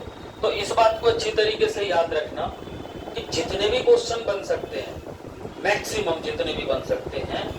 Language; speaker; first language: Hindi; native; Hindi